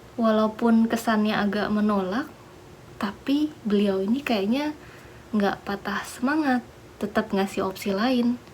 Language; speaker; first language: Indonesian; native; Indonesian